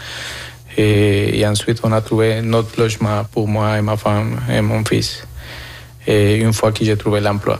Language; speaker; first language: French; non-native, fluent; Spanish